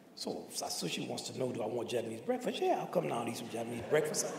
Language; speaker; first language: English; native; English